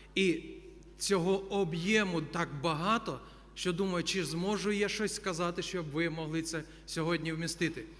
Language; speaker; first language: Ukrainian; non-native, local second language; Russian